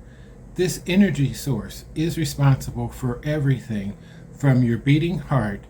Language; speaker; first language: English; native; English